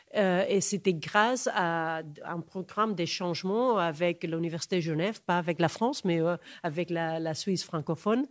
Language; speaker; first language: French; non-native, fluent; Catalan